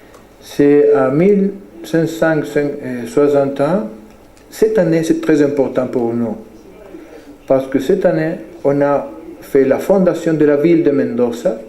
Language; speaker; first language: French; non-native, fluent; Spanish